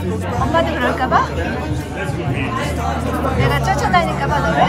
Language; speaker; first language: Korean; native; Korean